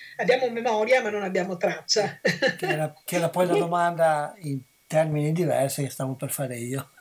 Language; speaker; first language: Italian; native; Italian